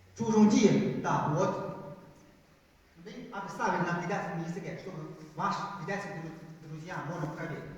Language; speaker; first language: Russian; non-native, fluent; Chinese